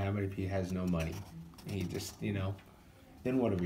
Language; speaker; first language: English; native; English